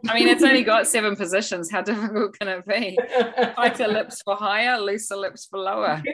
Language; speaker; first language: English; native; English